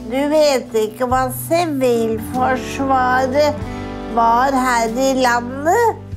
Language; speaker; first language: Norwegian; native; Norwegian